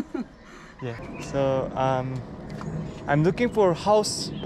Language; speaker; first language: English; non-native, learner; Korean